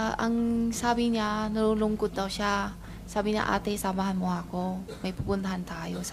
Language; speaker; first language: Filipino; non-native, learner; Chinese